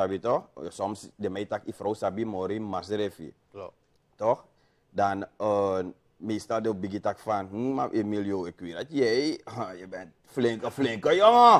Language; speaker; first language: Dutch; native; Dutch